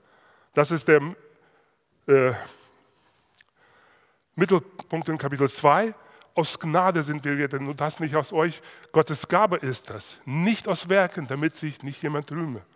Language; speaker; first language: German; non-native, fluent; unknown